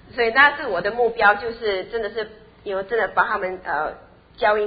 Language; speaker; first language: Chinese; native; Chinese